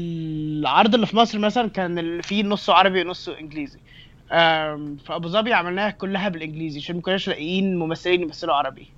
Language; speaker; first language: Arabic; native; Arabic